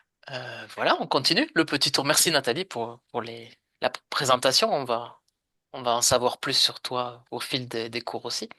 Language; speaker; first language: French; native; French